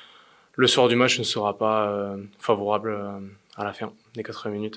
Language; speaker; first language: French; native; French